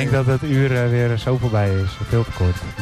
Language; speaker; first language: Dutch; native; Dutch